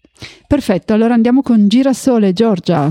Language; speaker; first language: Italian; native; Italian